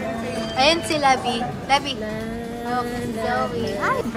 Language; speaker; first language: Filipino; native; Filipino